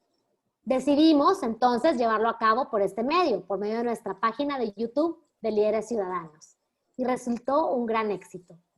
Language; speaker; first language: Spanish; native; Spanish